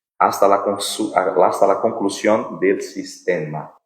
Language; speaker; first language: Spanish; non-native, fluent; Portuguese